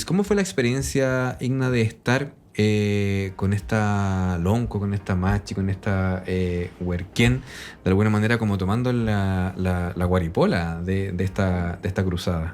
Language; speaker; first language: Spanish; native; Spanish